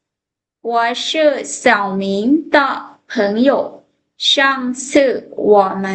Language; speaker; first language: Chinese; non-native, fluent; Lao